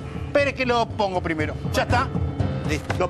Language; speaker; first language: Spanish; native; Spanish